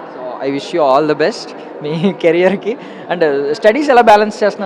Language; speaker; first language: Telugu; native; Telugu